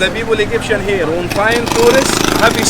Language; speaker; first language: English; non-native, learner; Arabic